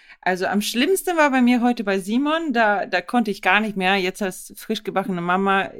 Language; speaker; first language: German; non-native, fluent; Swedish